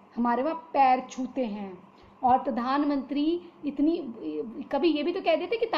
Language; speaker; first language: Hindi; native; Hindi